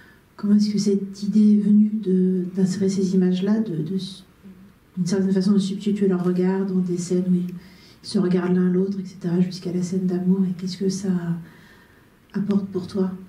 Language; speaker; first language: French; native; French